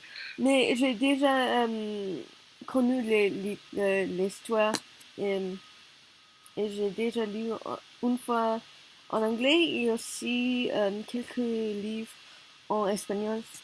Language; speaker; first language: French; non-native, learner; Korean